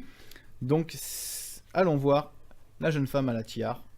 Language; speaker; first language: French; native; French